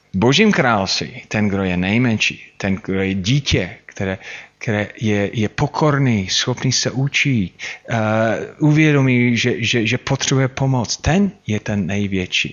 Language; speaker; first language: Czech; non-native, fluent; English